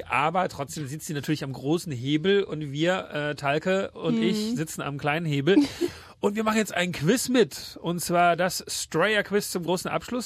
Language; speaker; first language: German; native; German